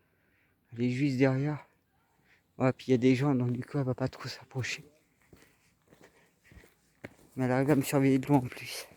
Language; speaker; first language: French; native; French